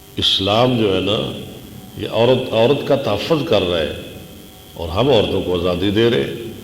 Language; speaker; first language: Urdu; non-native, local second language; Punjabi